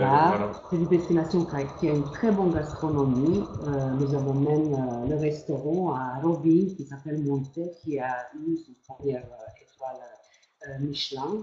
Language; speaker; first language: French; non-native, fluent; Croatian